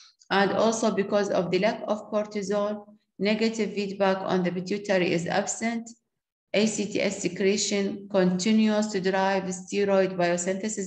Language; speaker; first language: English; non-native, fluent; Arabic